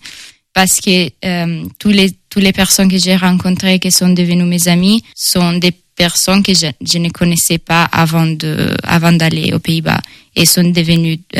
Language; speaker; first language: French; non-native, fluent; Italian